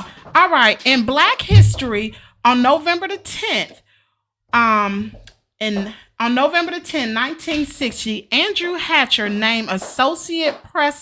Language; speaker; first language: English; native; English